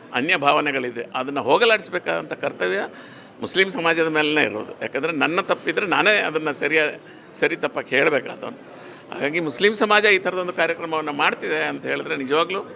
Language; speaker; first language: Kannada; native; Kannada